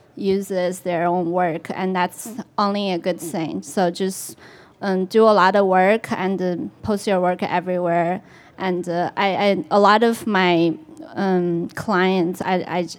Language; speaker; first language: English; non-native, fluent; Chinese